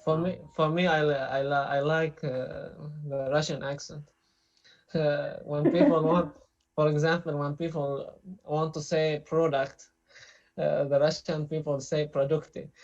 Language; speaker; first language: English; non-native, learner; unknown